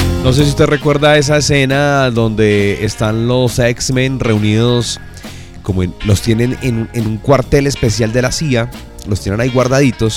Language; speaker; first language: Spanish; native; Spanish